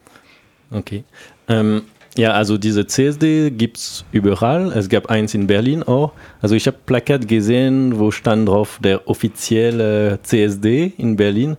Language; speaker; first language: German; non-native, learner; French